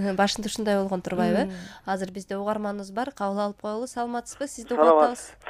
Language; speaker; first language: Kyrgyz; native; Kyrgyz